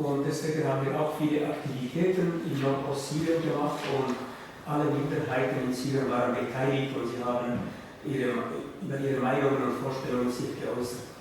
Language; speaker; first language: German; non-native, fluent; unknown